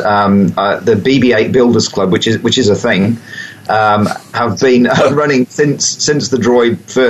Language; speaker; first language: English; native; English